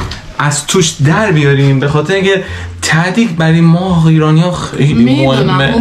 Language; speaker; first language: Persian; native; Persian